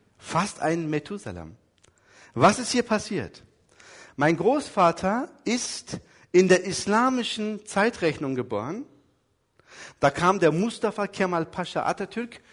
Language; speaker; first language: German; early bilingual, other home language; Turkish